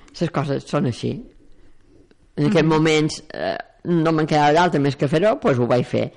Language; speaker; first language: Catalan; native; Catalan